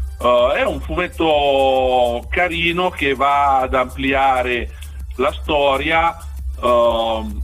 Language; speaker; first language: Italian; native; Italian